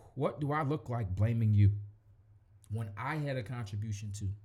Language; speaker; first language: English; native; English